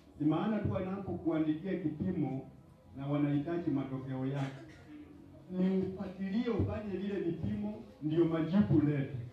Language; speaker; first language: Swahili; non-native, local second language; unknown